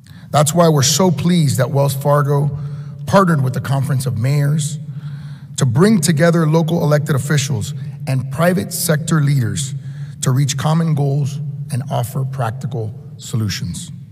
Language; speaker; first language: English; early bilingual, other home language; Spanish